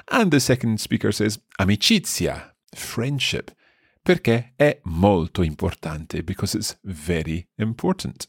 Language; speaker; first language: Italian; non-native, fluent; English